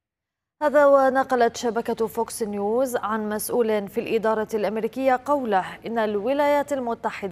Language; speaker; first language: Arabic; native; Arabic